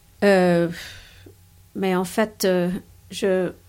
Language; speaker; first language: French; non-native, fluent; English